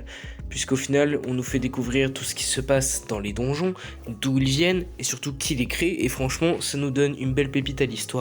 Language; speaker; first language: French; native; French